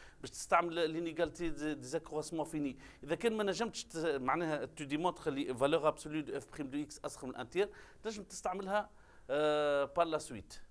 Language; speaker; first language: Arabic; native; Arabic